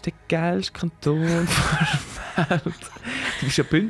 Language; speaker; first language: German; native; German